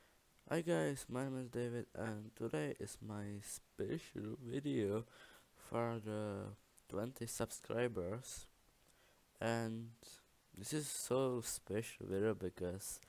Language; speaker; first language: English; non-native, learner; Czech